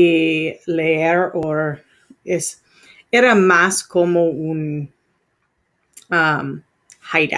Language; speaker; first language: Spanish; non-native, learner; English